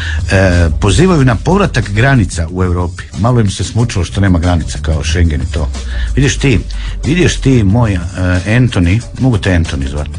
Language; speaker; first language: Croatian; native; Croatian